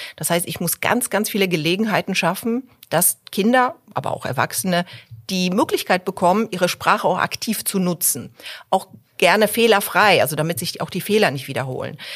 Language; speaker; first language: German; early bilingual, other home language; Polish